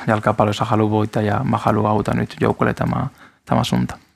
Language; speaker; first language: Finnish; non-native, learner; Spanish